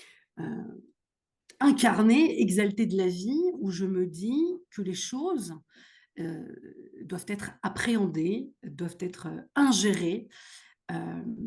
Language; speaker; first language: French; native; French